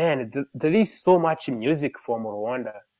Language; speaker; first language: English; non-native, local second language; Kinyarwanda